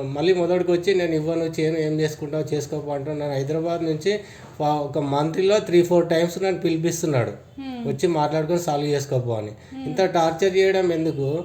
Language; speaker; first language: Telugu; native; Telugu